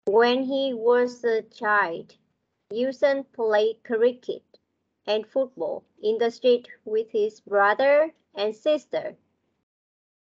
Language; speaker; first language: English; non-native, learner; Vietnamese